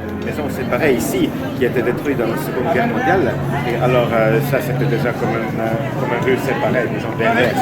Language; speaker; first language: French; non-native, fluent; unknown